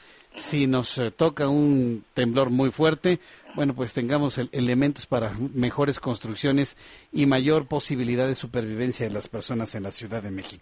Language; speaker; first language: Spanish; native; Spanish